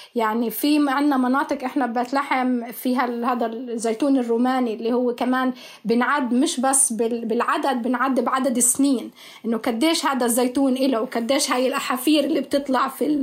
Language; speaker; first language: Arabic; native; Arabic